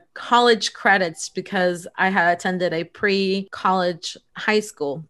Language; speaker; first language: English; early bilingual, other home language; Spanish